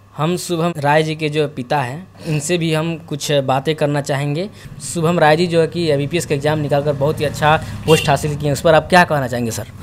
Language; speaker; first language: Hindi; native; Hindi